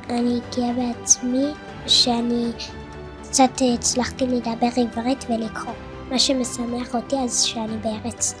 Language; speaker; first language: Hebrew; early bilingual, other home language; Amharic